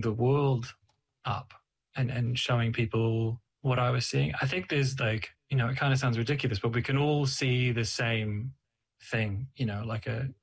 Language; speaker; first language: English; native; English